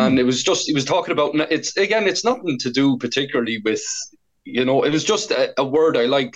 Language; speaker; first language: English; native; English